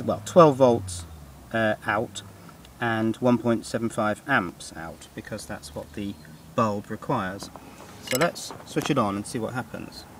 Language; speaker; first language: English; native; English